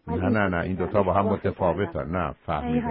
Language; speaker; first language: Persian; native; Persian